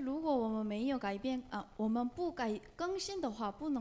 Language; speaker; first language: Chinese; non-native, learner; Korean